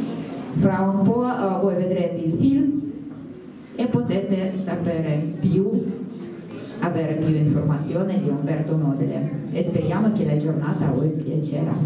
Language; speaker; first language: Italian; non-native, fluent; Russian